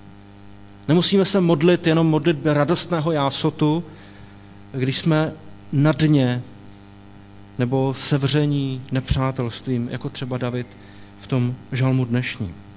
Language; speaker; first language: Czech; native; Czech